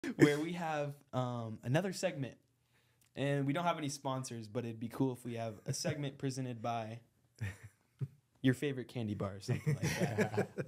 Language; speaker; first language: English; native; English